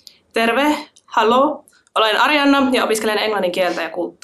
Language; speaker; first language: Finnish; native; Finnish